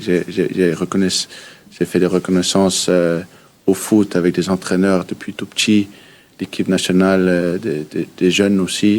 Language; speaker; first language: French; early bilingual, heritage; Danish